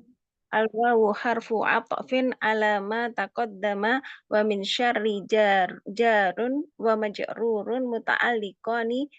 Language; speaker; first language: Arabic; non-native, learner; Indonesian